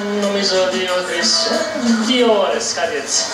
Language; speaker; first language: Greek; non-native, learner; Romanian